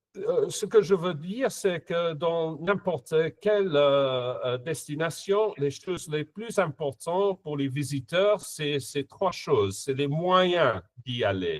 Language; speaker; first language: French; non-native, fluent; English